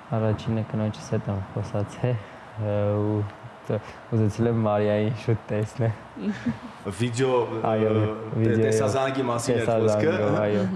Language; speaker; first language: Armenian; native; Armenian